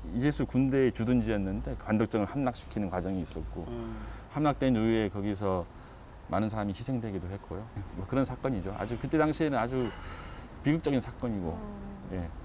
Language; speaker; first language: Korean; native; Korean